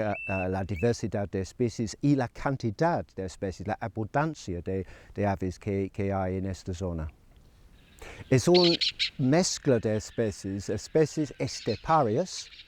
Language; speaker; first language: Spanish; non-native, fluent; English